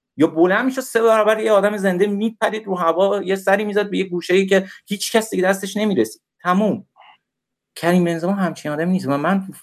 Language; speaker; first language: Persian; native; Persian